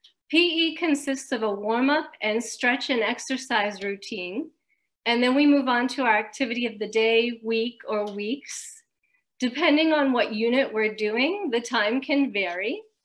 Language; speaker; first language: English; native; English